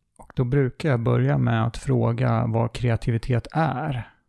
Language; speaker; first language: Swedish; native; Swedish